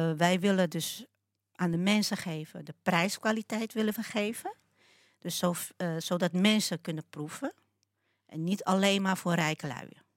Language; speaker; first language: Dutch; early bilingual, other home language; Cantonese